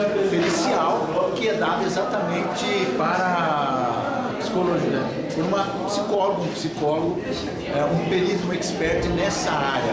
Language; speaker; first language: Portuguese; native; Portuguese